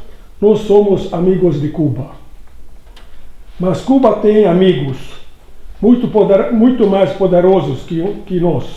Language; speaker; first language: Portuguese; non-native, learner; Hungarian